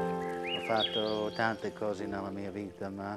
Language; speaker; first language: Italian; non-native, learner; English